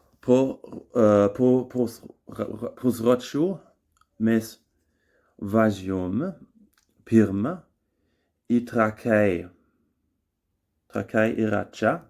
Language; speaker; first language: Lithuanian; non-native, learner; German